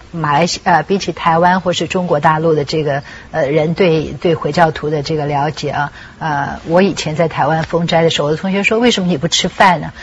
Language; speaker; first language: Chinese; native; Chinese